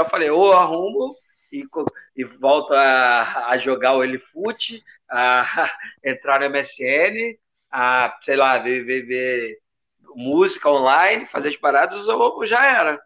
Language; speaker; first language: Portuguese; native; Portuguese